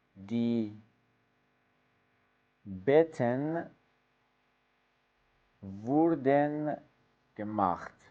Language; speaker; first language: German; non-native, fluent; Persian